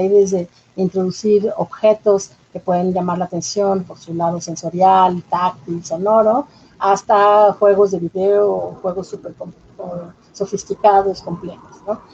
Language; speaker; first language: Spanish; native; Spanish